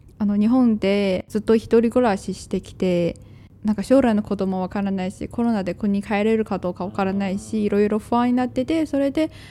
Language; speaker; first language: Japanese; non-native, fluent; Chinese